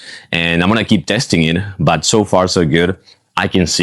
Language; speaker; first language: English; non-native, fluent; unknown